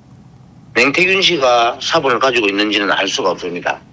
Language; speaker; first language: Korean; native; Korean